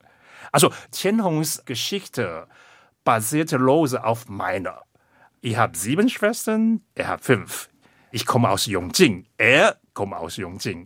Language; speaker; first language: German; non-native, fluent; Chinese